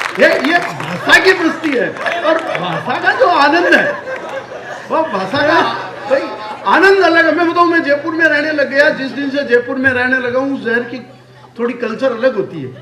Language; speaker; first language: Hindi; non-native, local second language; Marwari